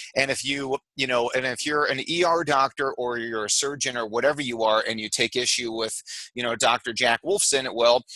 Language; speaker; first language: English; native; English